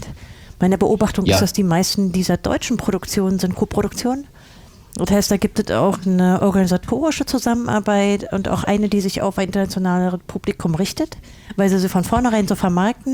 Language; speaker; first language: German; native; German